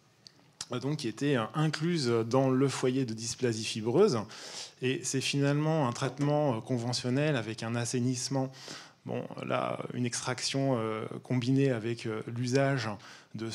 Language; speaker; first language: French; native; French